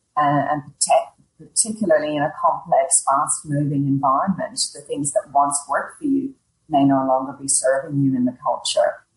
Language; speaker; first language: English; native; English